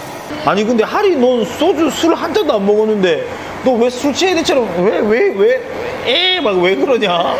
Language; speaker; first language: Korean; native; Korean